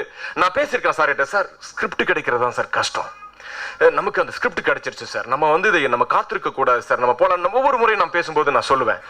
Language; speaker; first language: Tamil; native; Tamil